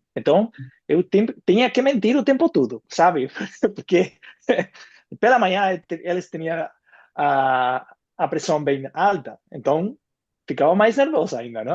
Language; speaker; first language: Portuguese; non-native, fluent; Spanish